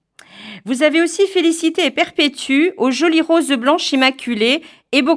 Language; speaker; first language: French; native; French